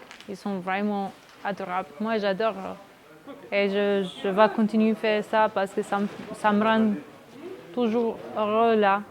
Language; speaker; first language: French; non-native, learner; Albanian